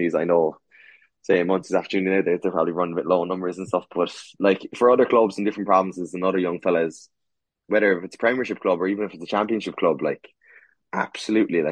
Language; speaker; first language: English; native; English